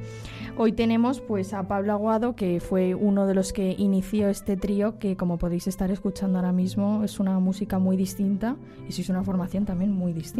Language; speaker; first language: Spanish; native; Spanish